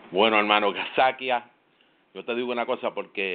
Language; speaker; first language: Spanish; native; Spanish